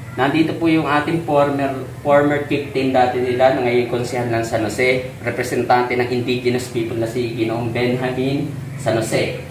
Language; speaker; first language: Filipino; native; Filipino